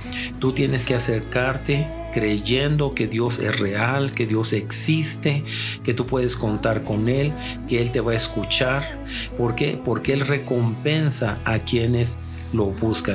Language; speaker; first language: Spanish; native; Spanish